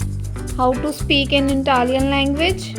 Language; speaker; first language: English; non-native, learner; Hindi